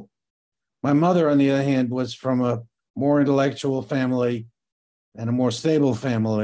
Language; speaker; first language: English; native; English